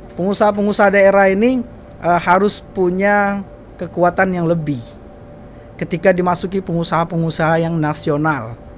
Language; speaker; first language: Indonesian; native; Indonesian